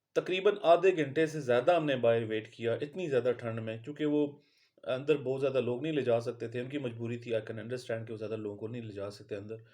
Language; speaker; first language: Urdu; non-native, local second language; Punjabi